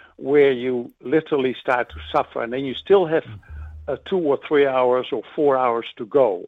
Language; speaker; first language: English; non-native, fluent; Dutch